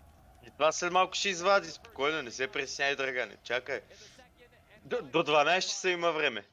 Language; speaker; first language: Bulgarian; native; Bulgarian